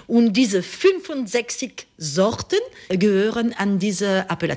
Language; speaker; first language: German; non-native, fluent; French